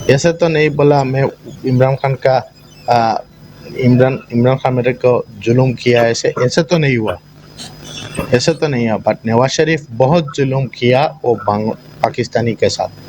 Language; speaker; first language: Hindi; non-native, fluent; Bangla